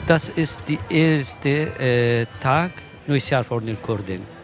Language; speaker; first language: German; non-native, local second language; Kurdish